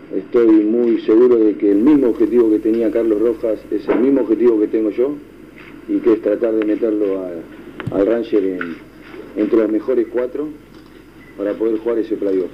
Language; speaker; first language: Spanish; native; Spanish